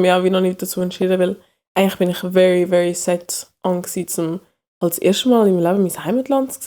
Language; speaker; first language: German; early bilingual, other home language; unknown